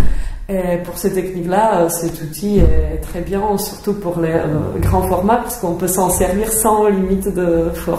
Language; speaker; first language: French; non-native, fluent; Czech